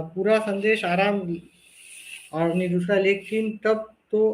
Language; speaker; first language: Hindi; non-native, local second language; Marathi